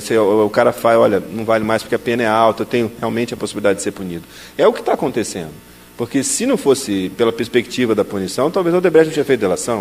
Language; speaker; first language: Portuguese; native; Portuguese